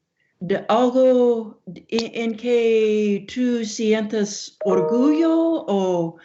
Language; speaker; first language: Spanish; non-native, learner; English